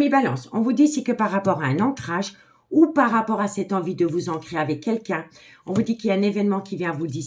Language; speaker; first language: French; native; French